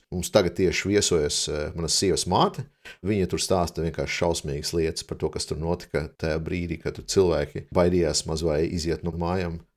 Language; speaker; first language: Latvian; non-native, local second language; Russian